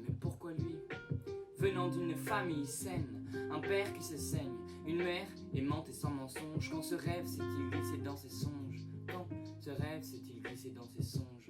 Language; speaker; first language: French; native; French